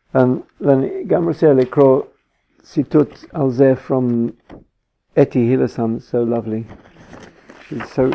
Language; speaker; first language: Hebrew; non-native, fluent; English